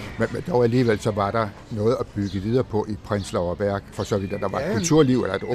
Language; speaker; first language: Danish; native; Danish